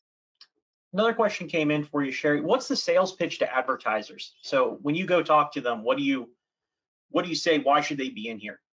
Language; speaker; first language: English; native; English